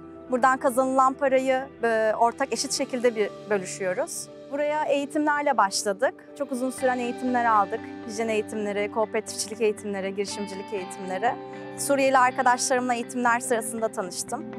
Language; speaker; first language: Turkish; native; Turkish